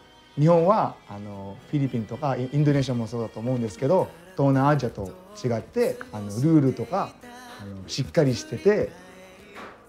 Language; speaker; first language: Japanese; early bilingual, other home language; Filipino